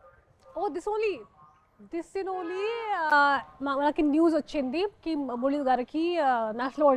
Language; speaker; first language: Telugu; non-native, fluent; Hindi